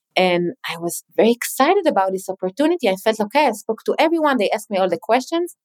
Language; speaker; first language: English; non-native, fluent; Hebrew